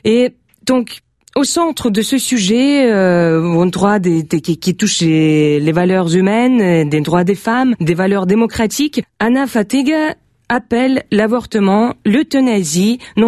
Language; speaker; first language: French; non-native, fluent; Russian